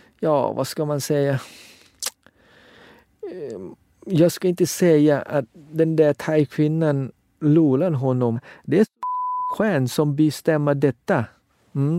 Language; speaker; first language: Swedish; non-native, learner; Thai